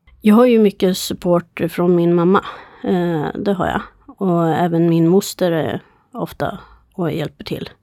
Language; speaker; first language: Swedish; native; Swedish